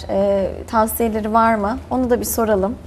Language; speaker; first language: Turkish; native; Turkish